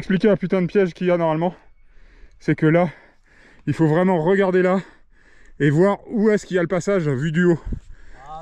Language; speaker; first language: French; native; French